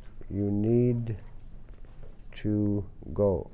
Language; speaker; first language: English; native; English